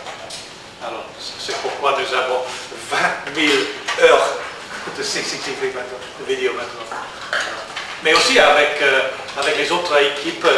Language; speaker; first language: French; non-native, learner; English